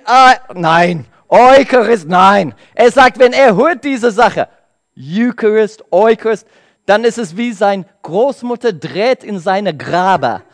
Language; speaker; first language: German; non-native, learner; English